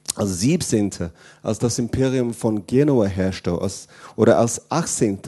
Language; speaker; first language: German; non-native, fluent; English